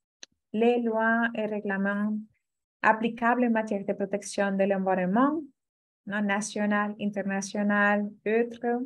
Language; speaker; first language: French; non-native, fluent; Spanish